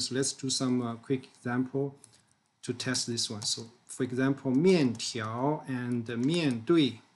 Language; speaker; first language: English; non-native, fluent; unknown